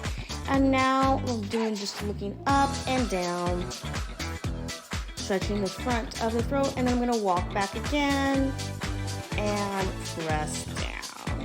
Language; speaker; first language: English; native; English